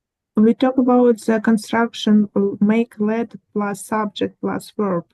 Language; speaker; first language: English; non-native, learner; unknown